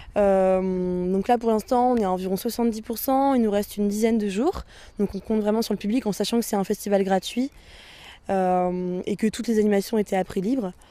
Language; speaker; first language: French; native; French